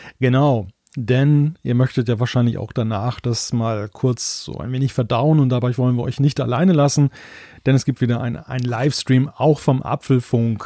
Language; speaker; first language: German; native; German